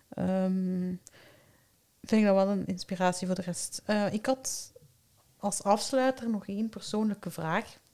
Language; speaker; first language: Dutch; native; Dutch